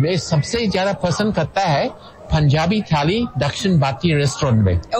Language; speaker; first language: Hindi; non-native, fluent; English